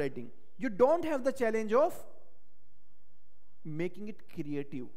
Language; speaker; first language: English; non-native, local second language; Hindi